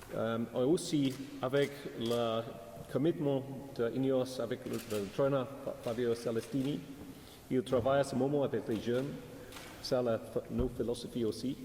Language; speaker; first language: French; non-native, learner; English